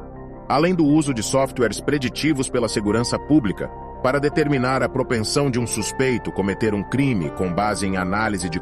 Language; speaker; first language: Portuguese; native; Portuguese